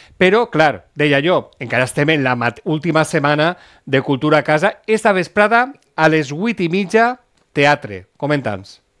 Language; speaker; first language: Catalan; native; Catalan